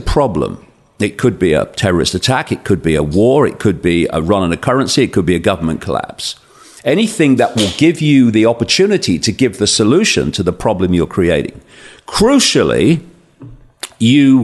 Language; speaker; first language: English; native; English